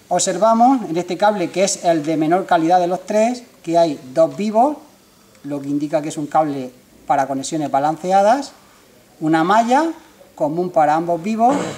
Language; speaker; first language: Spanish; native; Spanish